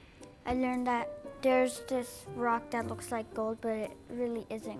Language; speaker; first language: English; native; English